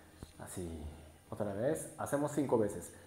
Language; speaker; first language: Spanish; non-native, learner; Japanese